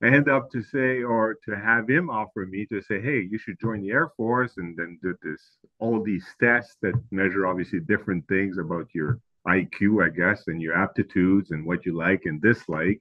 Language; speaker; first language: English; non-native, fluent; French